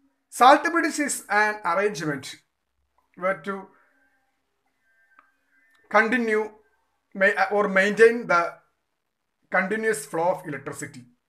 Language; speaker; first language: English; non-native, local second language; Malayalam